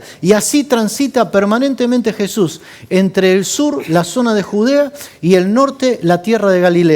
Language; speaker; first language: Spanish; native; Spanish